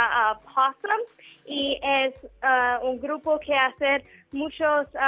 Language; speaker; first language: Spanish; non-native, learner; English